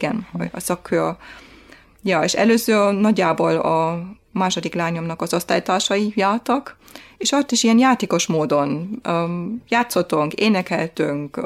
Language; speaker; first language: Hungarian; non-native, fluent; German